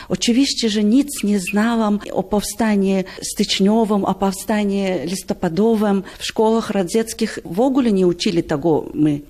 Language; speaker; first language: Polish; non-native, learner; Russian